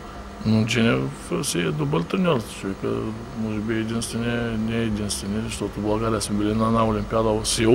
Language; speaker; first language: Bulgarian; native; Bulgarian